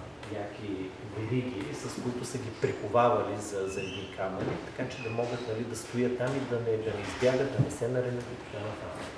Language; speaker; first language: Bulgarian; native; Bulgarian